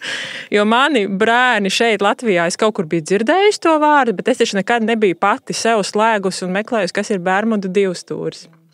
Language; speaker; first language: Latvian; native; Latvian